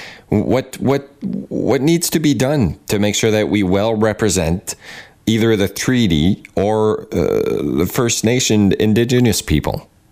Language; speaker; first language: English; non-native, local second language; French